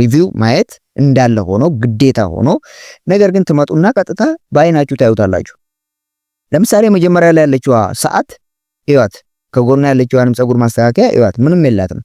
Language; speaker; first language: Amharic; native; Amharic